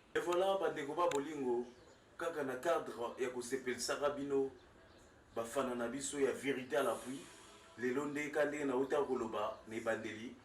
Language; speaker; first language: Lingala; native; Lingala